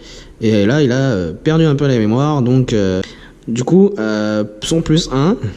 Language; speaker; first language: French; native; French